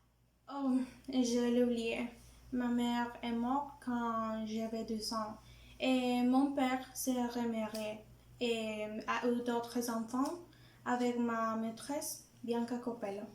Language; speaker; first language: French; non-native, learner; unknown